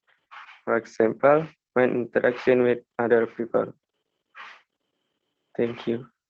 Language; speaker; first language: English; non-native, learner; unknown